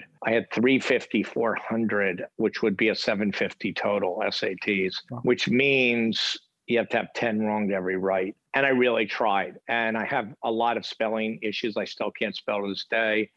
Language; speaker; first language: English; native; English